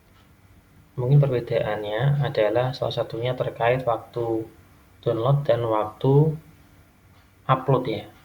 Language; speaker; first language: Indonesian; native; Indonesian